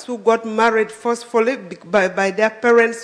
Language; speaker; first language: English; non-native, local second language; Acoli